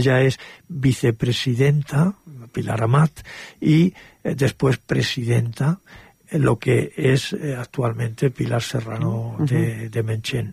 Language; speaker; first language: Spanish; native; Spanish